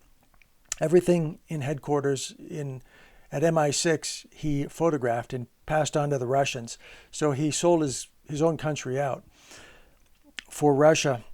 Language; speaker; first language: English; native; English